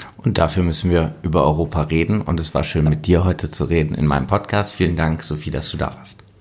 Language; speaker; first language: German; native; German